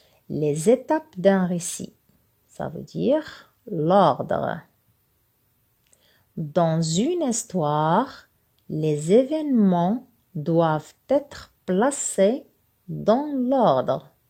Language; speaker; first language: French; non-native, local second language; Arabic